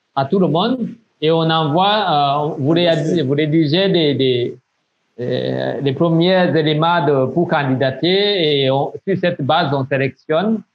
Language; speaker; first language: French; non-native, local second language; Rundi